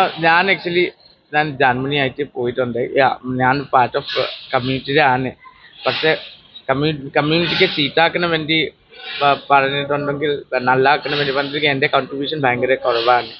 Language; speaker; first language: Malayalam; non-native, learner; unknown